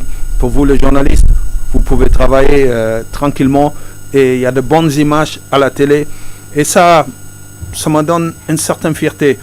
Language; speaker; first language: French; non-native, fluent; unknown